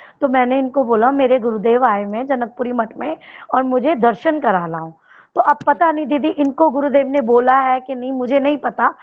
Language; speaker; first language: Hindi; native; Hindi